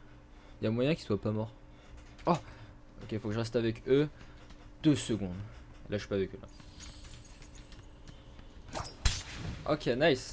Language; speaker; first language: French; native; French